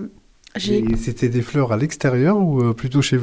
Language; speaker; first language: French; native; French